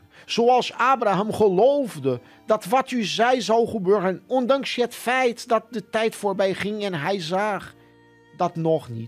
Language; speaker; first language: Dutch; non-native, fluent; Portuguese